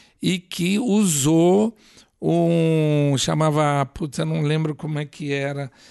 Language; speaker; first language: Portuguese; native; Portuguese